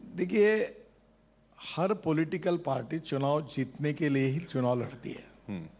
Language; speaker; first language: Hindi; non-native, local second language; Marathi